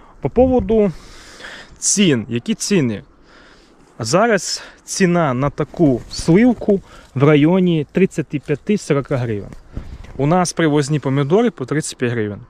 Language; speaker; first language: Ukrainian; native; Ukrainian